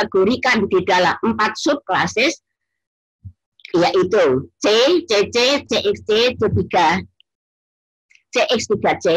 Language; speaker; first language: Indonesian; native; Indonesian